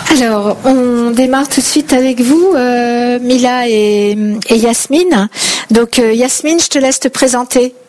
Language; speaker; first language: French; native; French